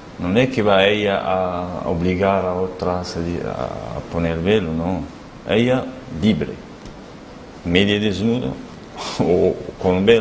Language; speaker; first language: Spanish; non-native, learner; Arabic